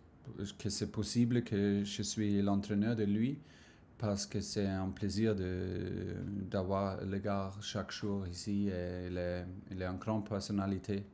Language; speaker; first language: French; non-native, fluent; German